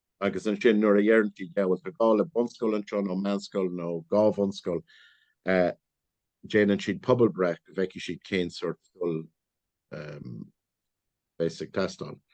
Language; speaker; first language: Irish; non-native, local second language; English